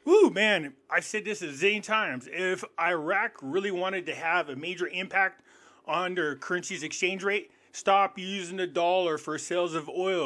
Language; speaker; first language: English; native; English